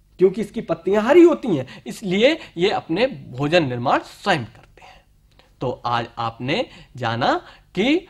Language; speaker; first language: Hindi; native; Hindi